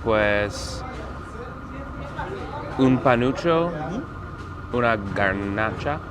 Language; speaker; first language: Spanish; non-native, learner; English